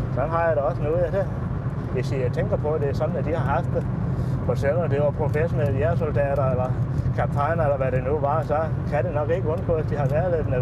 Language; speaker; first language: Danish; native; Danish